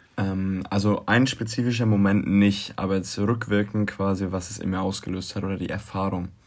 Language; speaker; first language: German; native; German